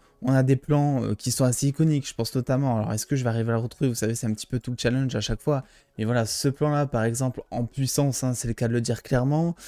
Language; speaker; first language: French; native; French